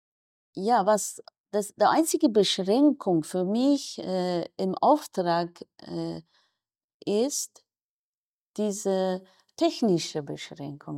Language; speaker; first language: German; non-native, fluent; Persian